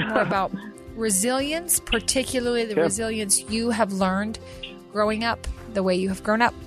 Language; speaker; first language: English; native; English